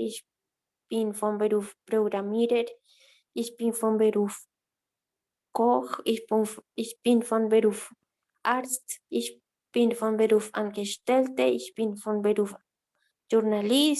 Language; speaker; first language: German; non-native, fluent; Spanish